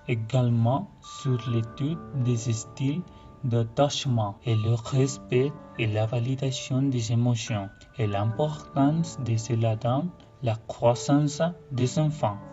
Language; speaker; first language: French; non-native, fluent; Spanish